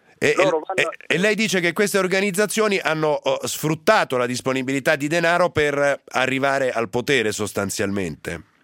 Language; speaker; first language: Italian; native; Italian